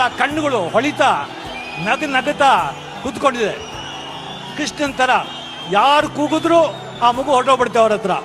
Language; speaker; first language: Kannada; non-native, local second language; Marathi